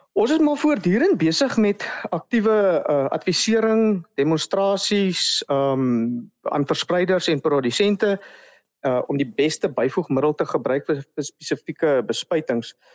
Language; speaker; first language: Afrikaans; native; Afrikaans